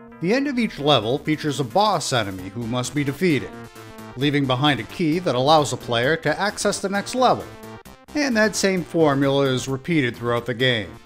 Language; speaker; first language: English; native; English